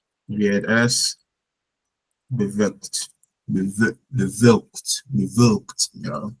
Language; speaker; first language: German; non-native, learner; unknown